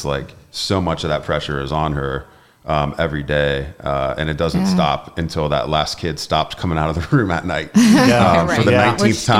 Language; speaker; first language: English; native; English